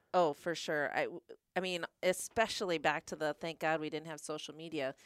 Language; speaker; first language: English; native; English